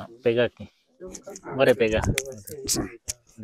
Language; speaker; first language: Portuguese; non-native, learner; Vietnamese